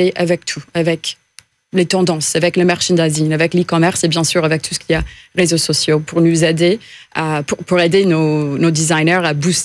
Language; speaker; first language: French; non-native, fluent; English